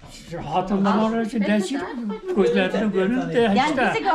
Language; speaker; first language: Turkish; native; Turkish